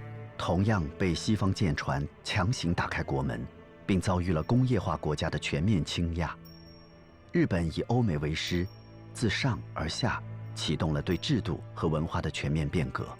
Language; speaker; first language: Chinese; native; Chinese